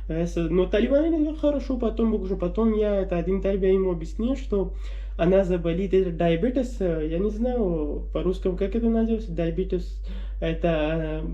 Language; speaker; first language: Russian; non-native, learner; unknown